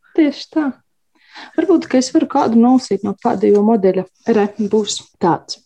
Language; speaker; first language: Latvian; native; Latvian